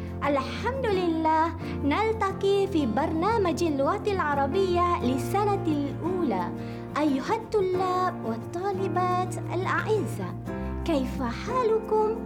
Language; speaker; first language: Arabic; non-native, fluent; Malay